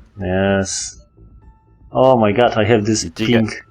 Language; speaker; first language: English; non-native, learner; Polish